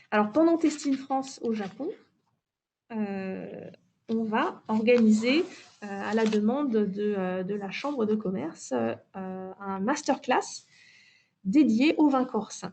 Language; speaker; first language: French; native; French